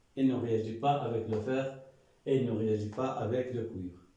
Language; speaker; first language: French; non-native, local second language; Arabic